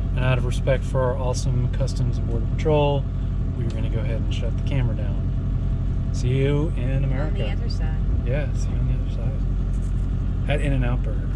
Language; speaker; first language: English; native; English